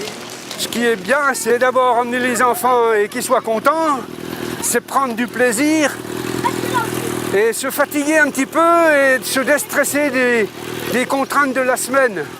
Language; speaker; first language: French; native; French